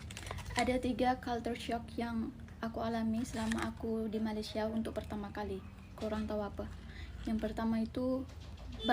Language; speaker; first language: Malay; non-native, learner; Indonesian